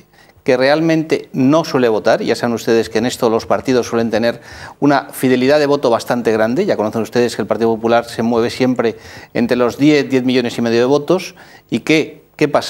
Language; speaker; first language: Spanish; native; Spanish